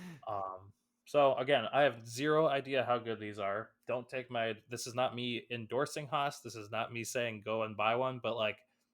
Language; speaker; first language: English; native; English